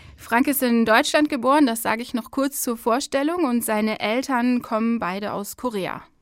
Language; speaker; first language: German; native; German